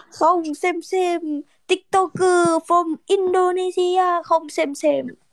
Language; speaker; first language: Vietnamese; non-native, learner; Indonesian